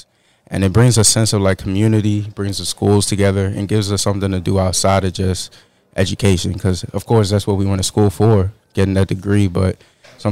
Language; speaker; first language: English; native; English